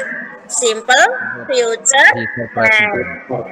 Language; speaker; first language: English; non-native, learner; Indonesian